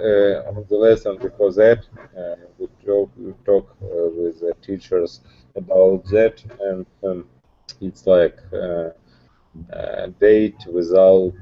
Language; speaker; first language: English; non-native, learner; Russian